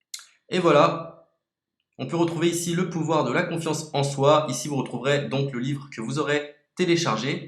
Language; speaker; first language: French; native; French